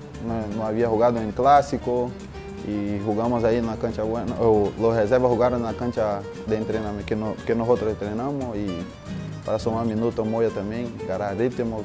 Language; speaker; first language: Spanish; non-native, learner; Portuguese